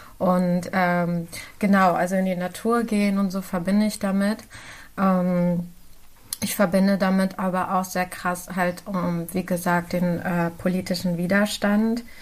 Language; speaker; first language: German; early bilingual, other home language; Central Kurdish